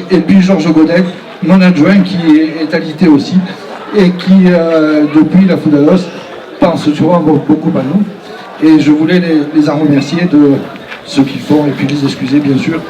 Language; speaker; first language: French; native; French